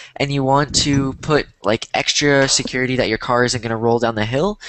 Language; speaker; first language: English; native; English